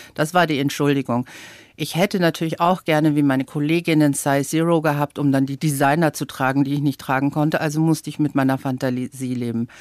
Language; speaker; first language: German; early bilingual, other home language; English